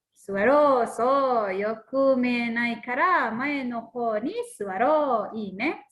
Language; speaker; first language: Japanese; non-native, learner; Indonesian